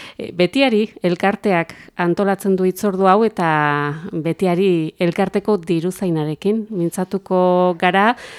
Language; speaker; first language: Basque; native; Basque